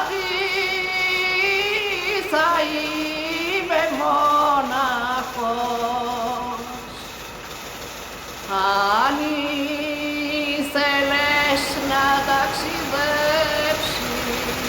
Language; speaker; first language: Greek; native; Greek